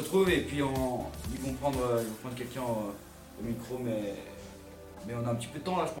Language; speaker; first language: French; native; French